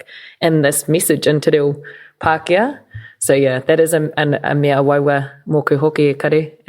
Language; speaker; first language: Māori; non-native, local second language; English